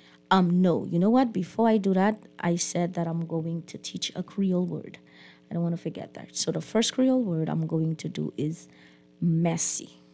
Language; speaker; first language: English; non-native, local second language; French